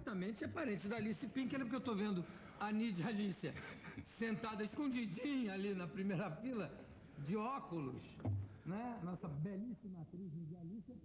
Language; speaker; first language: Portuguese; native; Portuguese